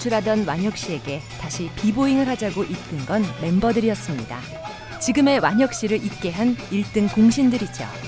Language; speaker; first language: Korean; native; Korean